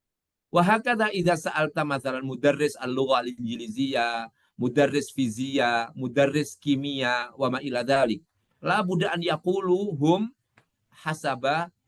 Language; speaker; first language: Arabic; non-native, fluent; Indonesian